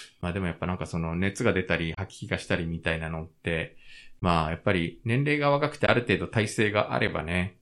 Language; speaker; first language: Japanese; native; Japanese